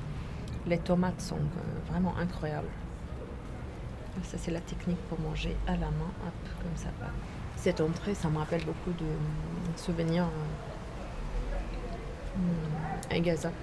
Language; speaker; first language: French; non-native, fluent; Arabic